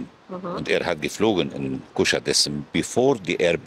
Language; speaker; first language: German; non-native, fluent; Arabic